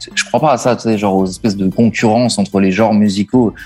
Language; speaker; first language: French; early bilingual, other home language; Italian